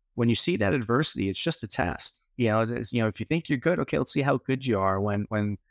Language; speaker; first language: English; native; English